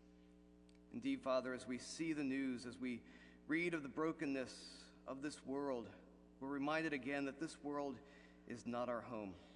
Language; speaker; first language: English; native; English